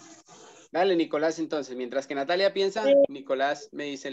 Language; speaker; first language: Spanish; native; Spanish